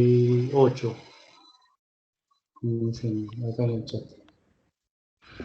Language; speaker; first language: Spanish; native; Spanish